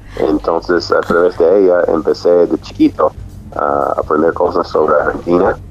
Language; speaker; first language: Spanish; non-native, fluent; English